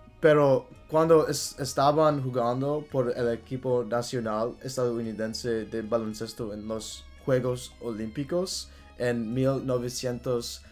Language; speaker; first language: Spanish; non-native, learner; English